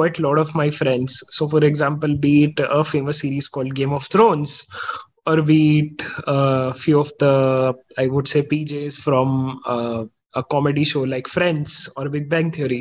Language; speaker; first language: English; non-native, local second language; Hindi